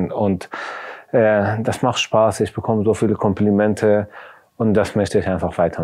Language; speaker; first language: German; non-native, fluent; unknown